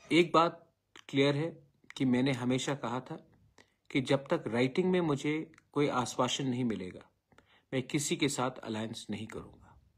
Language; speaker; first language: Hindi; non-native, local second language; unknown